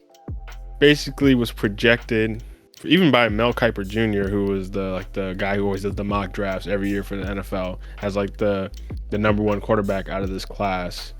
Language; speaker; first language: English; native; English